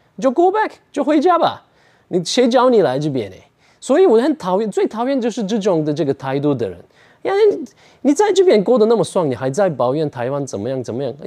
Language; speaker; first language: Chinese; non-native, fluent; Turkish